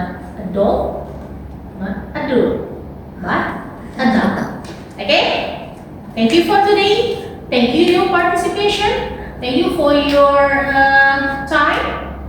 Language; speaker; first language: English; non-native, fluent; Indonesian